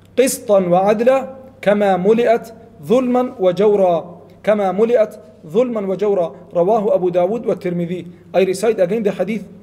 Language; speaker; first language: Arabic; non-native, fluent; Malay